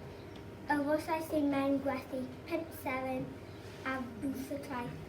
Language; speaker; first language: Welsh; non-native, local second language; English